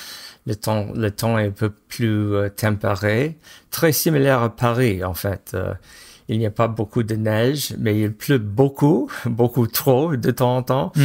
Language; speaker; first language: French; non-native, fluent; English